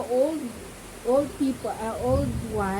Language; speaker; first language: English; non-native, local second language; Filipino